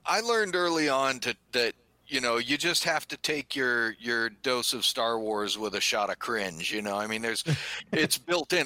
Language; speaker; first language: English; native; English